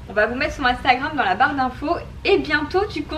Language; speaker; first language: French; native; French